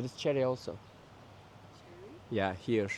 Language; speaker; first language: English; non-native, learner; Turkish